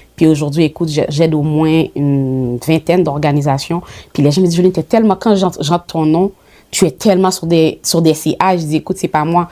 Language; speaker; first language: French; early bilingual, other home language; Haitian Creole